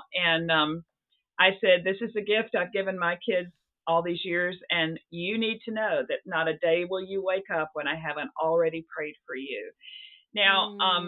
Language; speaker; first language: English; native; English